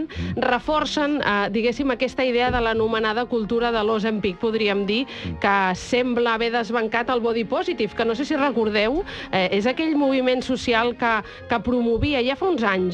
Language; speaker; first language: Catalan; native; Catalan